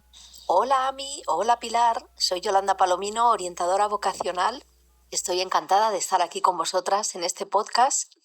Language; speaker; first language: Spanish; native; Spanish